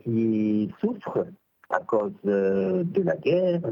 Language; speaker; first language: French; non-native, local second language; Arabic